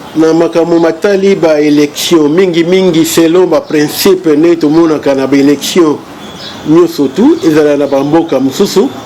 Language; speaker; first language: Lingala; native; Lingala